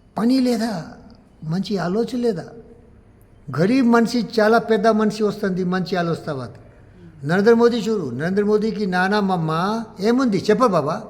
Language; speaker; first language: Telugu; non-native, learner; Hindi